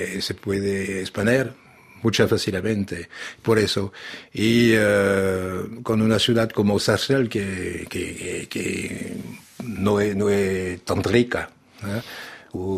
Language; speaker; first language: Spanish; non-native, learner; French